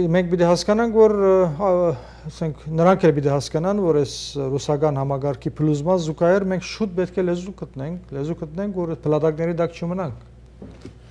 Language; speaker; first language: Armenian; early bilingual, heritage; Armenian